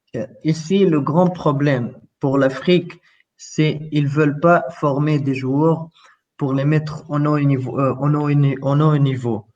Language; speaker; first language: French; non-native, local second language; Arabic